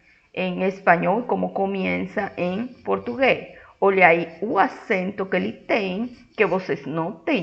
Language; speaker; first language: Portuguese; non-native, fluent; Spanish